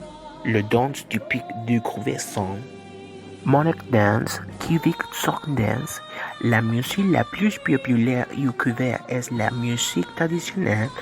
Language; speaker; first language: French; non-native, learner; Spanish